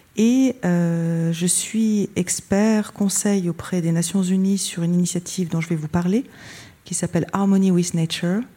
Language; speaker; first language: French; native; French